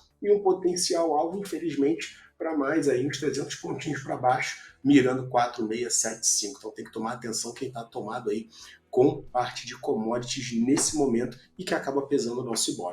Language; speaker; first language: Portuguese; native; Portuguese